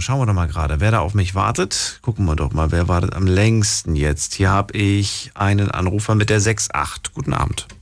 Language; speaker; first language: German; native; German